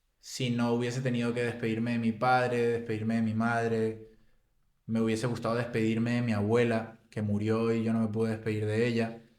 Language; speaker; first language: Spanish; native; Spanish